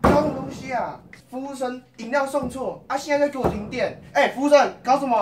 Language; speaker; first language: Chinese; native; Chinese